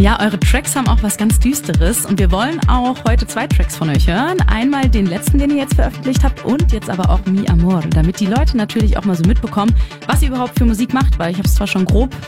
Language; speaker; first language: German; native; German